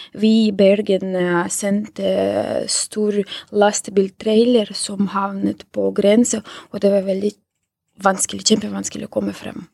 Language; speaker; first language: Norwegian; non-native, fluent; Russian